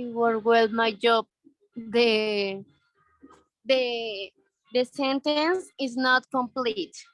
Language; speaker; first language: English; non-native, learner; Spanish